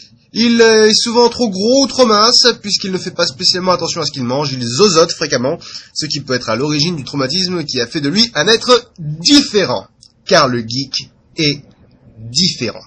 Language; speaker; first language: French; native; French